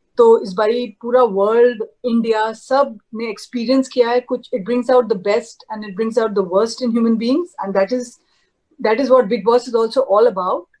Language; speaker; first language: Hindi; native; Hindi